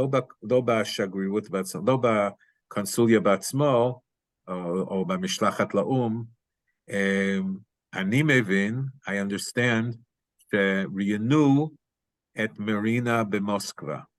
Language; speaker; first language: Hebrew; non-native, fluent; English